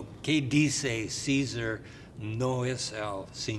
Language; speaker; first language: Spanish; non-native, learner; English